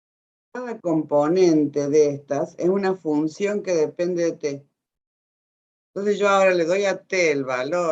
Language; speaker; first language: Spanish; native; Spanish